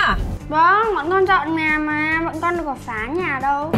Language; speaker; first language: Vietnamese; native; Vietnamese